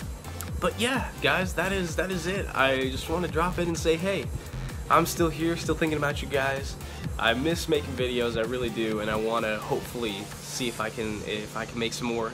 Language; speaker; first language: English; native; English